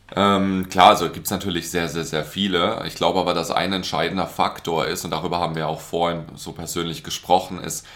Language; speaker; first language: German; native; German